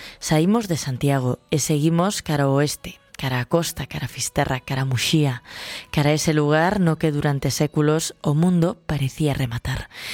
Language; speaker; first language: Galician; native; Galician